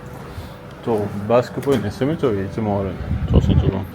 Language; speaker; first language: Japanese; non-native, fluent; French